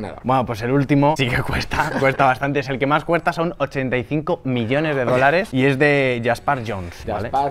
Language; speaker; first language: Spanish; native; Spanish